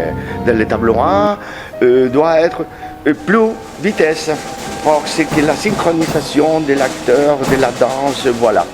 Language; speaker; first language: French; non-native, learner; Spanish